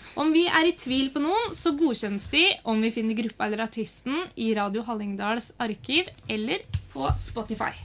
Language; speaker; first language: Norwegian; native; Norwegian